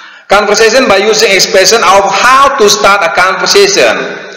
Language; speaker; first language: English; non-native, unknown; Indonesian